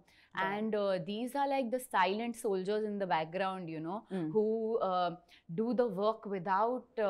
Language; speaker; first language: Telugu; non-native, learner; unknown